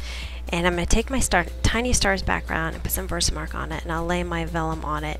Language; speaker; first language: English; native; English